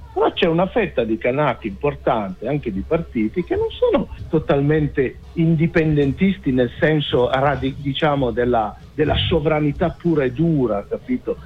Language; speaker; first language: Italian; native; Italian